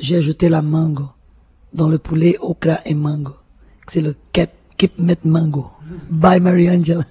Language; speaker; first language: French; non-native, fluent; Portuguese